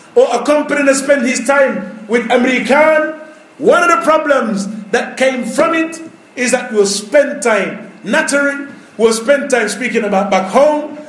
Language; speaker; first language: English; native; English